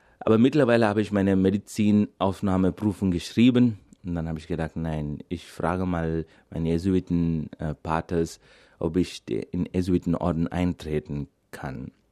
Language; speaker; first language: German; non-native, fluent; Malayalam